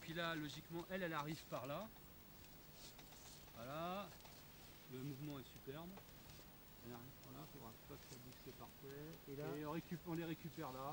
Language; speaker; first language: French; native; French